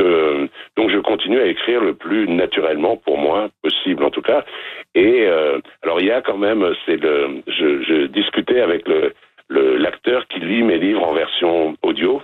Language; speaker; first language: French; native; French